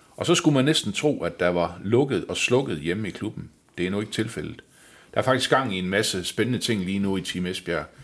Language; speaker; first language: Danish; native; Danish